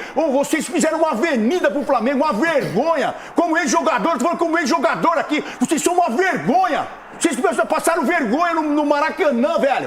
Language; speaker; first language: Portuguese; native; Portuguese